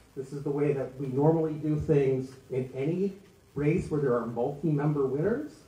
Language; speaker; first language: English; native; English